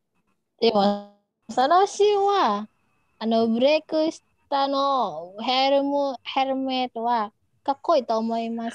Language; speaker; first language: Japanese; non-native, learner; Indonesian